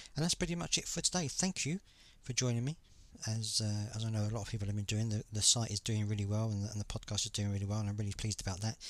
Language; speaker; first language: English; native; English